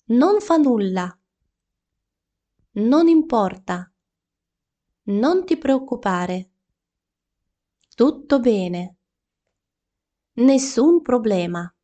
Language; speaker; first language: Italian; non-native, fluent; Ukrainian